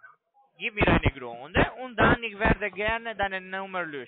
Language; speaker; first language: German; non-native, learner; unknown